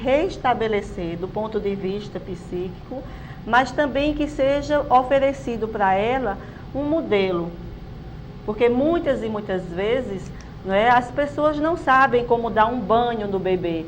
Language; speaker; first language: Portuguese; native; Portuguese